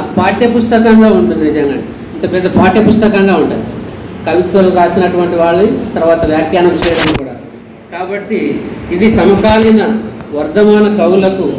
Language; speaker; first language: Telugu; native; Telugu